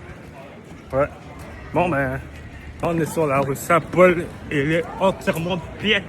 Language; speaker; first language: French; native; French